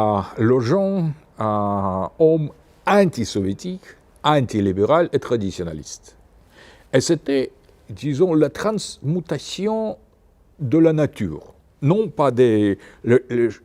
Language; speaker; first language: French; non-native, fluent; Russian